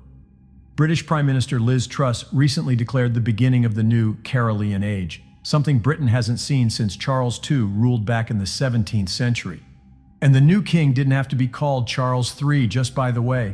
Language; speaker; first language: English; native; English